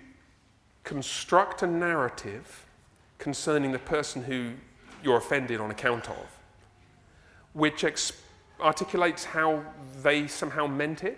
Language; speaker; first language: English; native; English